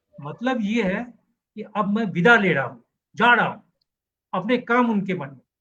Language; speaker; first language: Hindi; native; Hindi